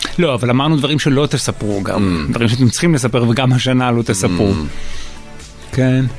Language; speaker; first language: Hebrew; native; Hebrew